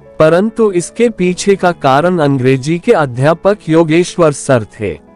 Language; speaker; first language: Hindi; native; Hindi